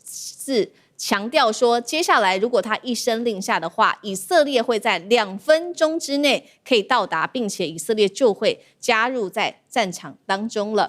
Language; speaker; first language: Chinese; native; Chinese